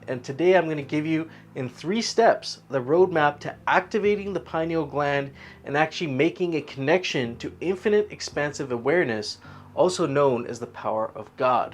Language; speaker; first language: English; native; English